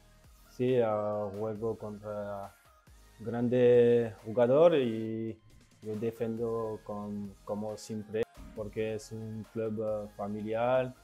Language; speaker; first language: Spanish; non-native, learner; French